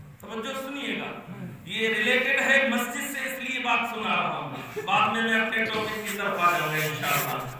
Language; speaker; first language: Urdu; native; Urdu